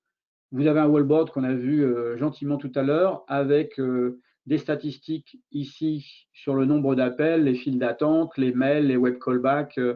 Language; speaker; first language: French; native; French